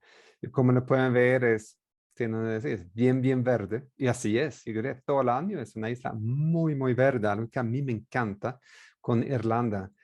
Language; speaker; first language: Spanish; non-native, fluent; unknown